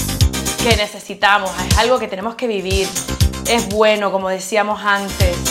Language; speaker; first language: Spanish; native; Spanish